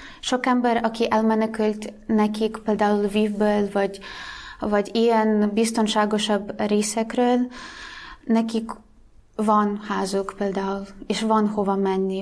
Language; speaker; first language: Hungarian; non-native, fluent; Ukrainian